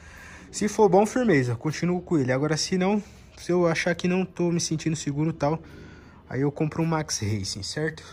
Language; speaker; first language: Portuguese; native; Portuguese